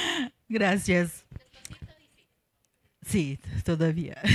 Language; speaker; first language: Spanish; non-native, learner; Portuguese